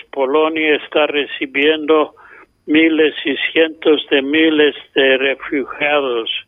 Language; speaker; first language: Spanish; non-native, fluent; English